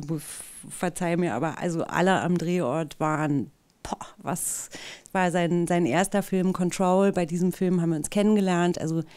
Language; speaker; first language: German; native; German